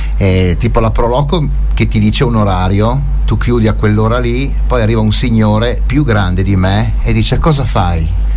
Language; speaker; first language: Italian; native; Italian